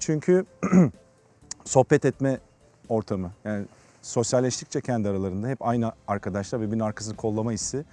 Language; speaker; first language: Turkish; native; Turkish